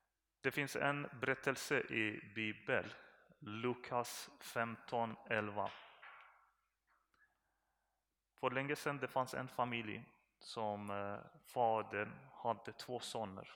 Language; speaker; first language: Swedish; non-native, learner; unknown